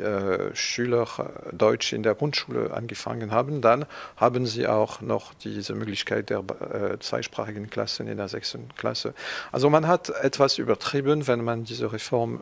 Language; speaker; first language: German; non-native, fluent; French